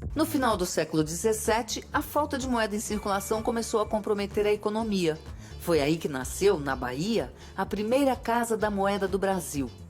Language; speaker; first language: Portuguese; native; Portuguese